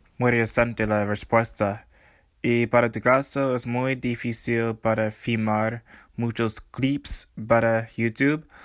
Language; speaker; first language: Spanish; non-native, learner; English